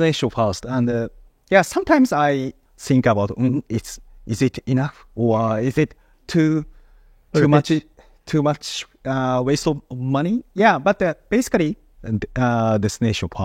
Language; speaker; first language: English; non-native, fluent; Japanese